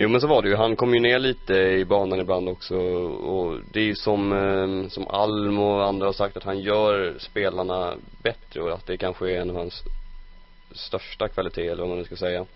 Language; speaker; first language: Swedish; native; Swedish